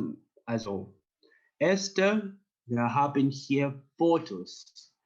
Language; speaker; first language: German; non-native, learner; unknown